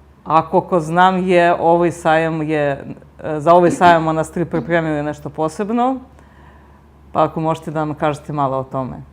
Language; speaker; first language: Bosnian; native; Bosnian